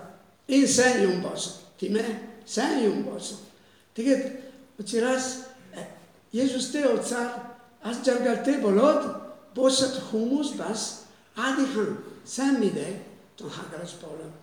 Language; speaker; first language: Mongolian; non-native, fluent; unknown